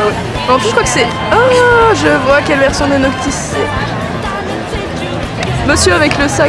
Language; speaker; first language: French; native; French